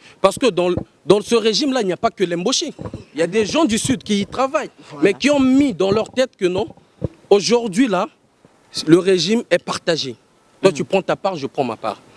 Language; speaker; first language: French; non-native, local second language; Lingala